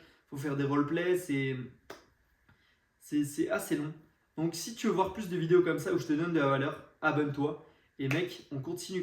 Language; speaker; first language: French; native; French